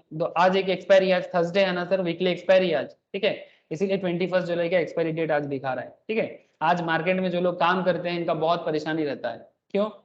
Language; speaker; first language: Hindi; non-native, local second language; Bangla